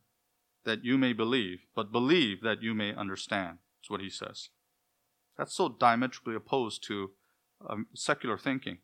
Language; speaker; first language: English; native; English